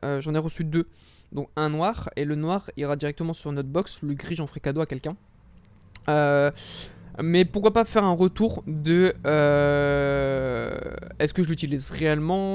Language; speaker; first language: French; native; French